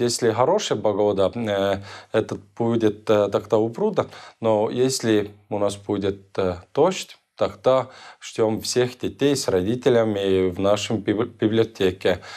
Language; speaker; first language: Russian; non-native, local second language; Estonian